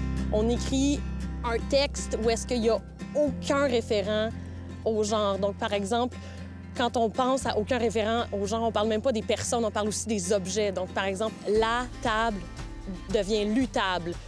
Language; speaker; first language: French; native; French